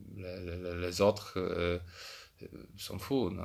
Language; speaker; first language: French; non-native, fluent; Polish